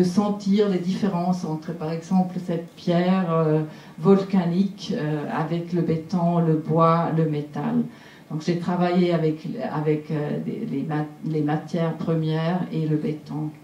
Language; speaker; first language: French; non-native, local second language; German